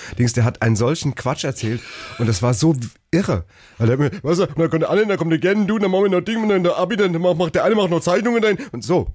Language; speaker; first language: German; native; German